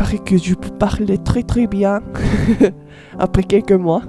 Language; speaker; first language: French; non-native, learner; Korean